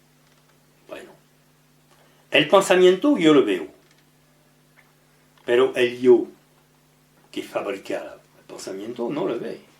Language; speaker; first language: Spanish; non-native, learner; French